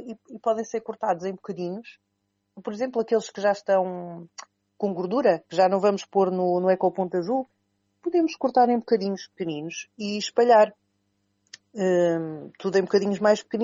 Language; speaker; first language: Portuguese; native; Portuguese